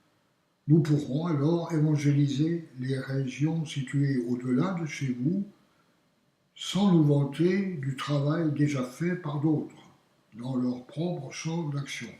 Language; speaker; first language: French; native; French